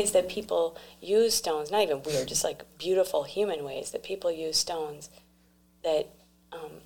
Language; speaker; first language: English; native; English